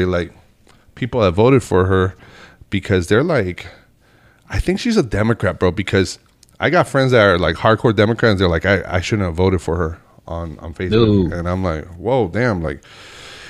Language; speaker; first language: English; early bilingual, other home language; Spanish